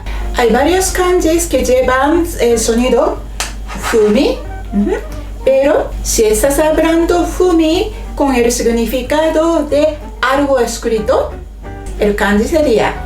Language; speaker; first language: Spanish; non-native, fluent; Japanese